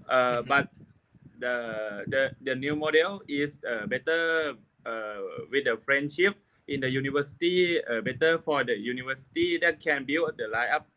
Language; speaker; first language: English; non-native, learner; Thai